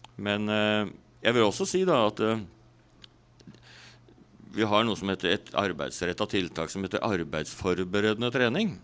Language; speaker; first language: Norwegian; native; Norwegian